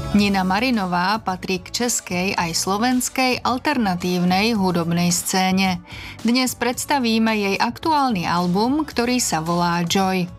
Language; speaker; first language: Slovak; native; Slovak